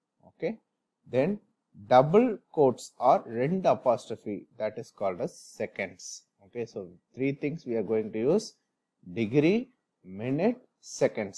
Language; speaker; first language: English; non-native, local second language; Tamil